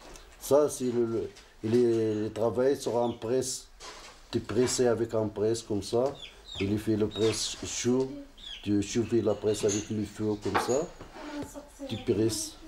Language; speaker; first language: French; non-native, local second language; Arabic